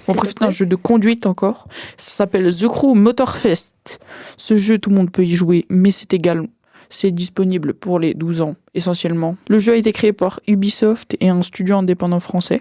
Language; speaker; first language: French; native; French